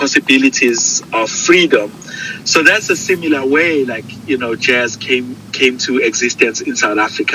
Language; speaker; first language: English; non-native, local second language; Zulu